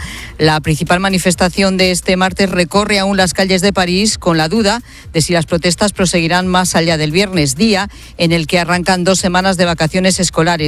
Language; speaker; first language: Spanish; native; Spanish